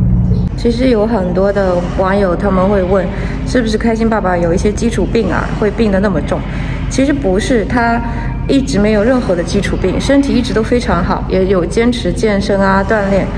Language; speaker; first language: Chinese; native; Chinese